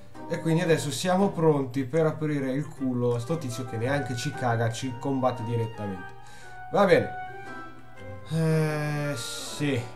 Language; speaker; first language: Italian; native; Italian